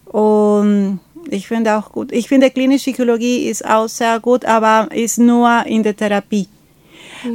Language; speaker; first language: German; non-native, fluent; Spanish